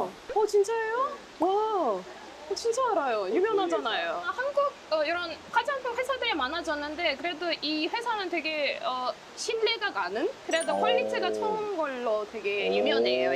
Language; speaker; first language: Korean; non-native, fluent; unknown